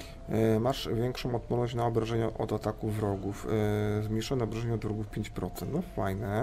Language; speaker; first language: Polish; native; Polish